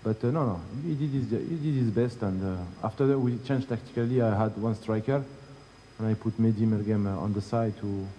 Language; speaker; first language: English; non-native, learner; Arabic